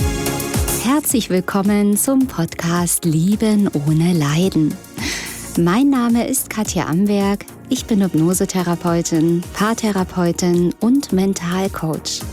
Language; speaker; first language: German; native; German